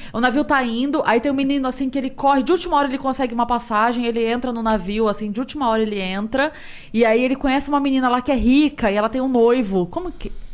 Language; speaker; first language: Portuguese; native; Portuguese